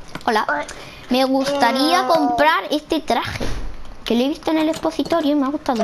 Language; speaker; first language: Spanish; native; Spanish